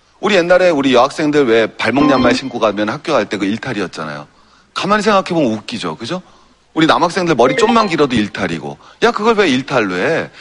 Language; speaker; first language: Korean; native; Korean